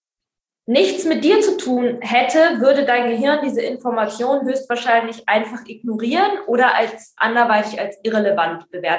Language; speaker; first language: German; native; German